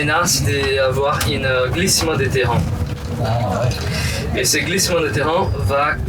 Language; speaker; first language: French; non-native, learner; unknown